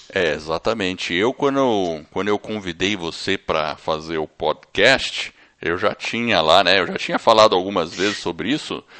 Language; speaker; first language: Portuguese; early bilingual, other home language; English